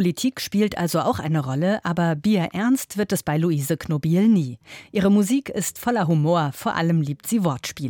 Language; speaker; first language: German; native; German